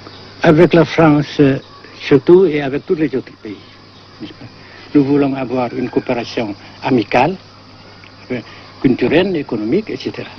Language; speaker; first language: French; non-native, local second language; Vietnamese